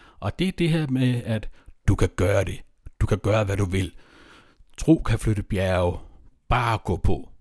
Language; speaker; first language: Danish; native; Danish